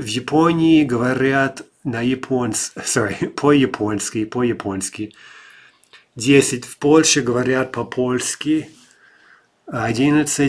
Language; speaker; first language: Russian; non-native, fluent; English